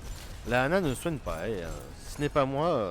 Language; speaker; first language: French; native; French